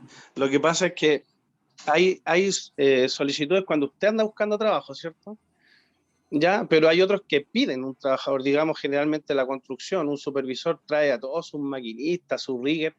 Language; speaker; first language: Spanish; native; Spanish